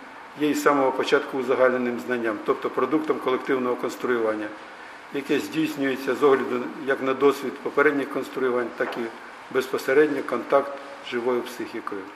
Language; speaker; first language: Ukrainian; native; Ukrainian